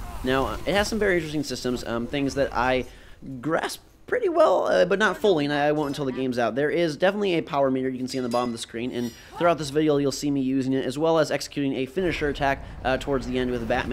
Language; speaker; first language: English; native; English